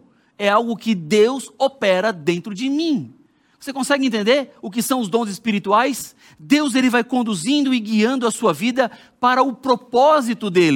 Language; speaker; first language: Portuguese; native; Portuguese